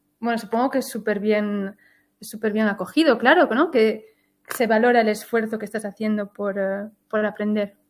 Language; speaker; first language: Spanish; early bilingual, heritage; Galician